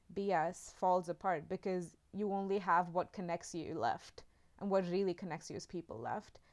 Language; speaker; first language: English; non-native, local second language; Hindi